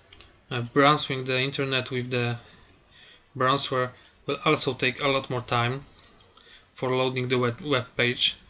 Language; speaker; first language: English; non-native, fluent; Polish